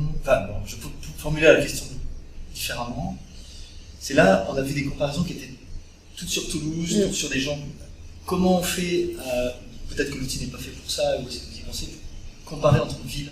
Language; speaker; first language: French; native; French